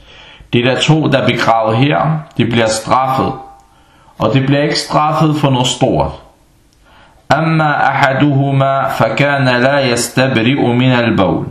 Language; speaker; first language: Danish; non-native, fluent; Arabic